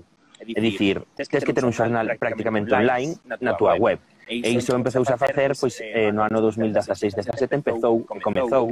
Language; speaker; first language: Galician; non-native, local second language; Spanish